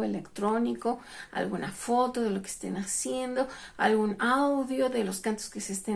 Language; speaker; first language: Spanish; native; Spanish